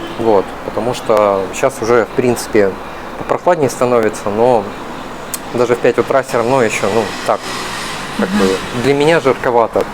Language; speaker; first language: Russian; native; Russian